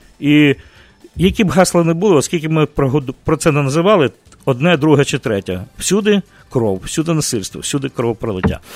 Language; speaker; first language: Ukrainian; native; Ukrainian